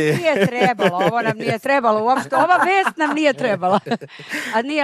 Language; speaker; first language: Bosnian; native; Bosnian